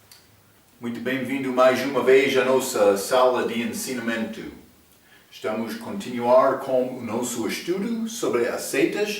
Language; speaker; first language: Portuguese; non-native, fluent; English